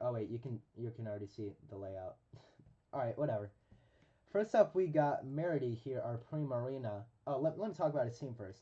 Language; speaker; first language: English; native; English